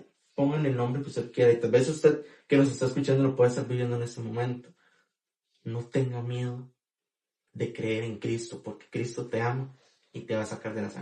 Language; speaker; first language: Spanish; native; Spanish